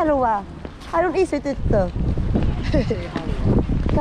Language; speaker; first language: Finnish; non-native, learner; Waray